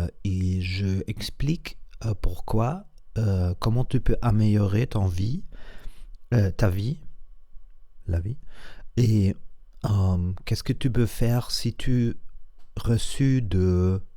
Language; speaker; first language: French; non-native, learner; Spanish